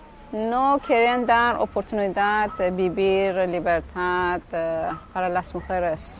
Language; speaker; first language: Spanish; non-native, learner; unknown